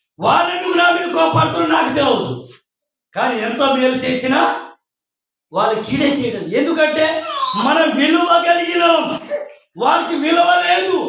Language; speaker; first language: Telugu; non-native, local second language; Koya